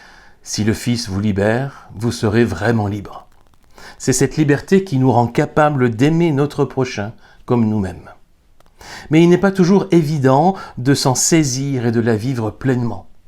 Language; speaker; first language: French; native; French